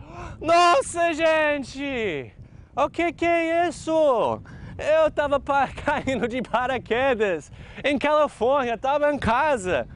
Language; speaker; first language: Portuguese; non-native, fluent; English